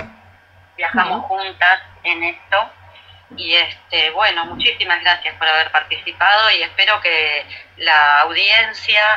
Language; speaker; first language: Spanish; native; Spanish